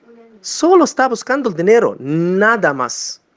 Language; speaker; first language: Spanish; non-native, learner; Arabic